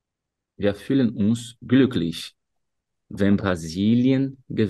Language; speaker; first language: German; non-native, fluent; Portuguese